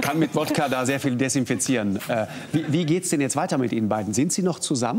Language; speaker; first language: German; native; German